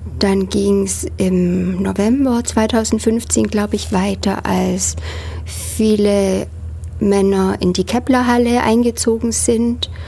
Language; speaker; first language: German; native; German